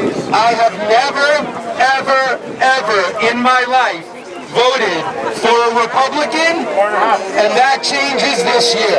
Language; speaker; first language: English; native; English